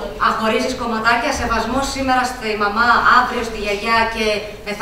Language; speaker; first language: Greek; native; Greek